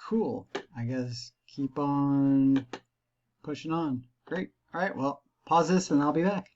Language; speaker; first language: English; native; English